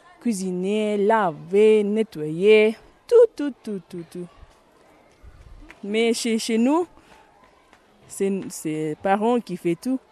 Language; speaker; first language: French; non-native, learner; Tibetan